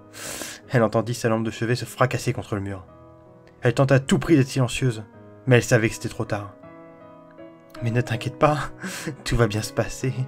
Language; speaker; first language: French; native; French